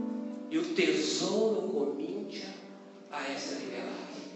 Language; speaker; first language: Italian; non-native, learner; Portuguese